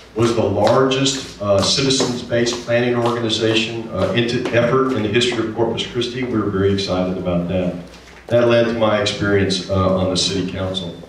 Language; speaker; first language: English; native; English